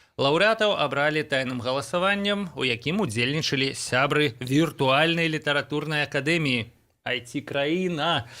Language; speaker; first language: Belarusian; non-native, local second language; Russian